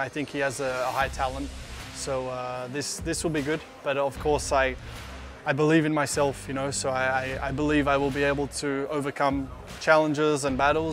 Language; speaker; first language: English; native; English